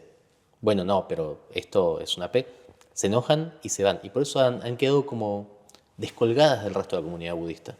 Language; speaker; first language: Spanish; native; Spanish